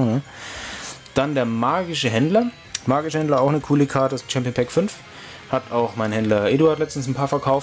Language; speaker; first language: German; native; German